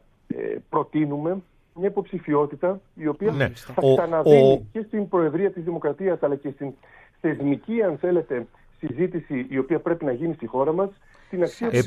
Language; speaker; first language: Greek; native; Greek